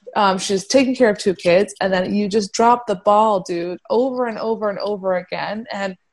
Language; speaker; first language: English; early bilingual, heritage; Persian